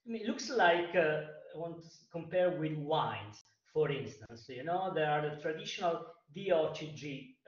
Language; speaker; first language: English; non-native, fluent; Italian